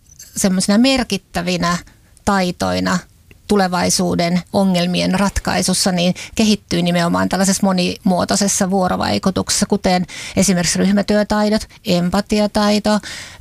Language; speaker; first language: Finnish; native; Finnish